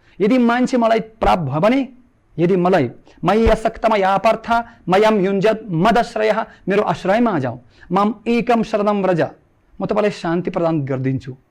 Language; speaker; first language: Nepali; non-native, fluent; Russian